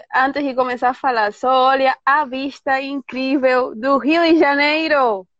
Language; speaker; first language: Portuguese; non-native, fluent; Spanish